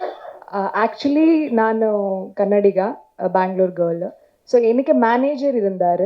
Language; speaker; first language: Tamil; non-native, learner; Kannada